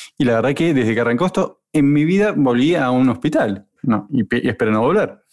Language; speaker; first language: Spanish; native; Spanish